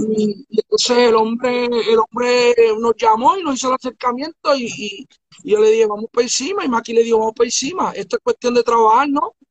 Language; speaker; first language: Spanish; native; Spanish